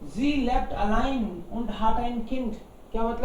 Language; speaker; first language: Hindi; native; Hindi